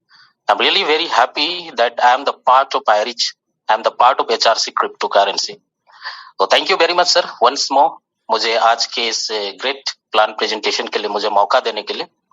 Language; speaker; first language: Hindi; native; Hindi